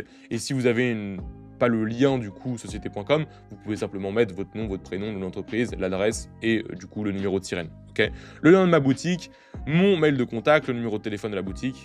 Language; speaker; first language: French; native; French